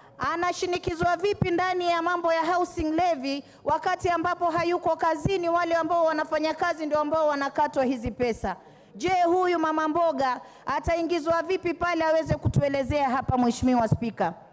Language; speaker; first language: Swahili; native; Swahili